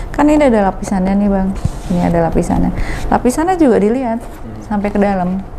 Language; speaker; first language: Indonesian; native; Indonesian